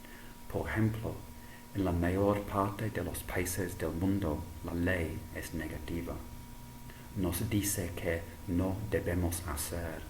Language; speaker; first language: Spanish; non-native, fluent; English